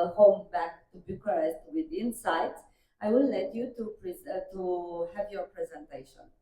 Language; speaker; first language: English; non-native, learner; Romanian